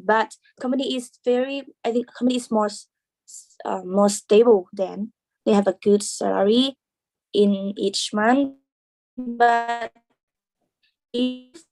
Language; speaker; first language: English; non-native, learner; Thai